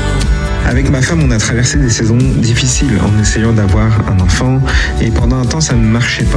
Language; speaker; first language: French; native; French